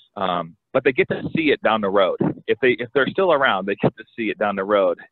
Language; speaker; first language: English; native; English